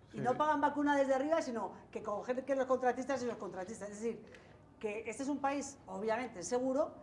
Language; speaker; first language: Spanish; native; Spanish